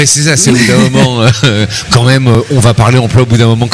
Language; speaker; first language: French; native; French